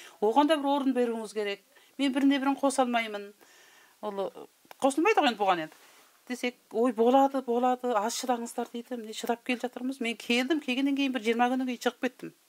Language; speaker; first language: Kazakh; early bilingual, heritage; Kazakh